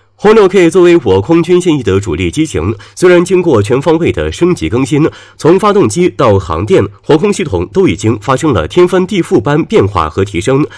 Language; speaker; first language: Chinese; native; Chinese